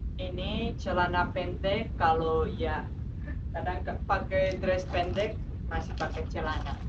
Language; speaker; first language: Indonesian; non-native, fluent; Spanish